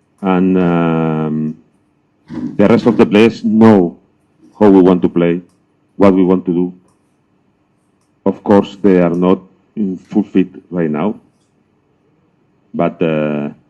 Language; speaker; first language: English; non-native, learner; Spanish